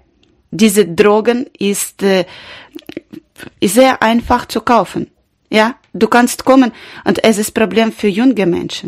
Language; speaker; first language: German; non-native, learner; Ukrainian